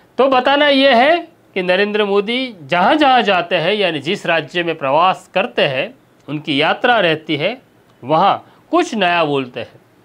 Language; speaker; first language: Hindi; non-native, local second language; Gujarati